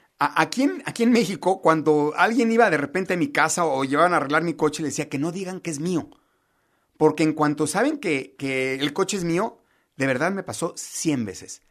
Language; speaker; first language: Spanish; native; Spanish